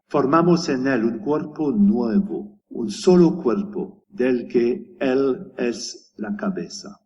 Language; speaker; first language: Spanish; non-native, learner; French